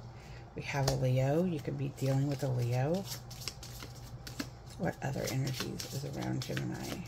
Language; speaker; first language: English; native; English